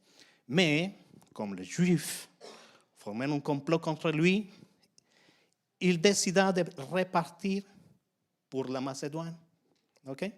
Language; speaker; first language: French; non-native, fluent; Spanish